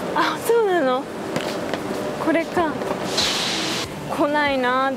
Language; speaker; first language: Japanese; native; Japanese